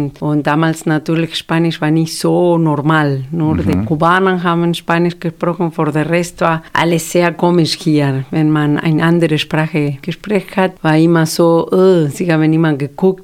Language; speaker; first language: German; non-native, fluent; Spanish